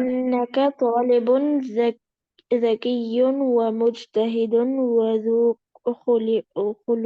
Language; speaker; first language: Arabic; non-native, learner; Urdu